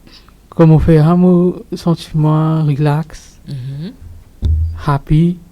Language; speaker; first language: French; non-native, local second language; Morisyen